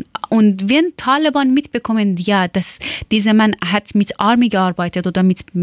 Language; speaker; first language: German; non-native, learner; Persian